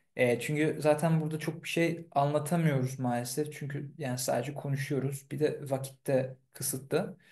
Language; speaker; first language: Turkish; early bilingual, heritage; Turkish